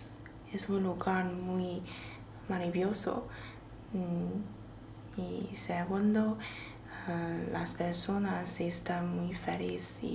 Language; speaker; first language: Spanish; non-native, learner; Chinese